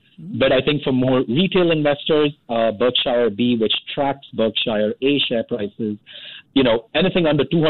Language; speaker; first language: English; non-native, local second language; Hindi